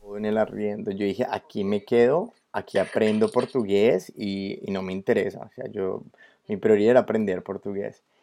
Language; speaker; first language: Spanish; native; Spanish